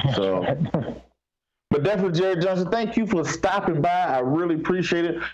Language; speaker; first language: English; native; English